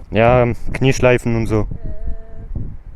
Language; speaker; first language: German; non-native, learner; Polish